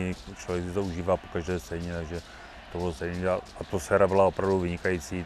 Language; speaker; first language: Czech; native; Czech